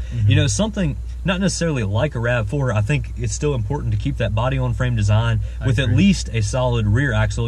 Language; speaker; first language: English; native; English